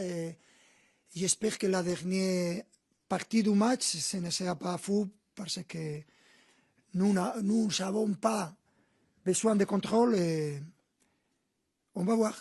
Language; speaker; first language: French; non-native, fluent; Spanish